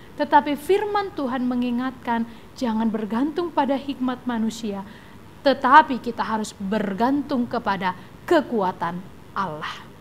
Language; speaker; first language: Indonesian; native; Indonesian